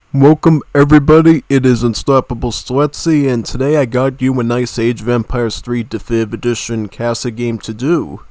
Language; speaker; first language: English; native; English